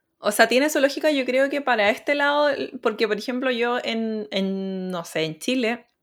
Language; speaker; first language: Spanish; native; Spanish